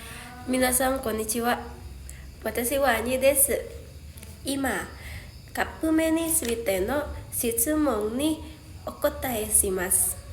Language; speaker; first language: Japanese; non-native, learner; Indonesian